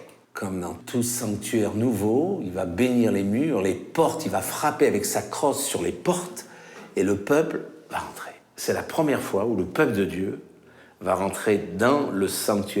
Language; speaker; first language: French; native; French